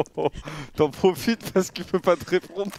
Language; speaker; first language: French; native; French